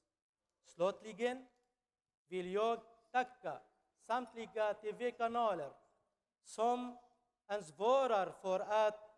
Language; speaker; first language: Swedish; non-native, learner; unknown